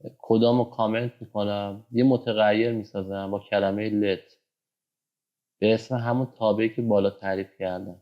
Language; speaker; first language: Persian; native; Persian